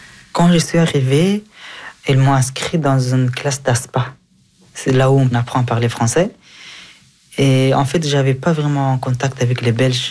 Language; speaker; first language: French; non-native, fluent; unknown